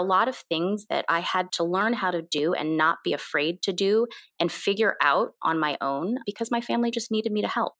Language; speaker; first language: English; early bilingual, other home language; Korean